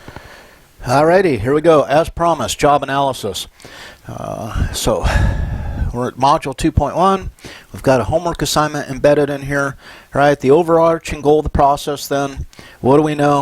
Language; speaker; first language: English; native; English